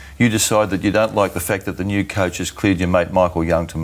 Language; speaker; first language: English; native; English